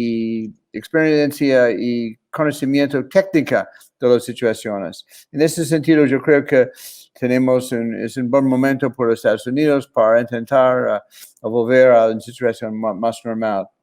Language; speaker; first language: Spanish; non-native, fluent; English